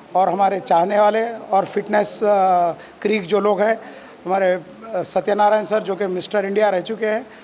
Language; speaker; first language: Hindi; non-native, local second language; Urdu